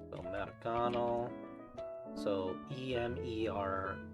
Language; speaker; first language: Spanish; non-native, learner; English